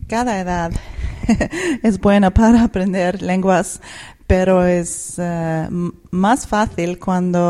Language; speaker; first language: Spanish; non-native, fluent; Swedish